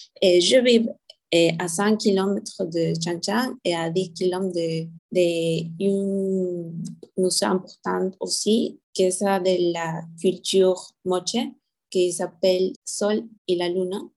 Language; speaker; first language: French; non-native, learner; Spanish